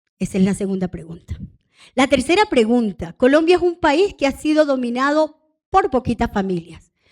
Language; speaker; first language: Spanish; non-native, local second language; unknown